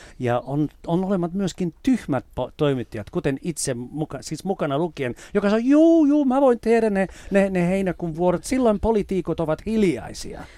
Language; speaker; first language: Finnish; non-native, fluent; English